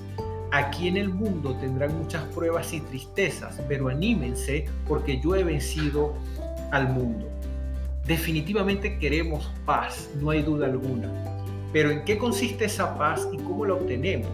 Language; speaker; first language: Spanish; native; Spanish